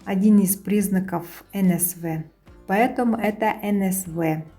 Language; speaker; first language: Russian; non-native, local second language; Kazakh